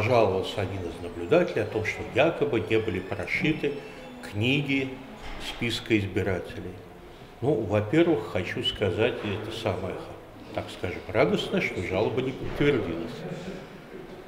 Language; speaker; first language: Russian; native; Russian